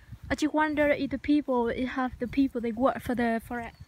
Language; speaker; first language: English; non-native, learner; Vietnamese